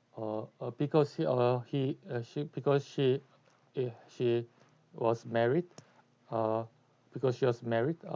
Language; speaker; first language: English; non-native, learner; Korean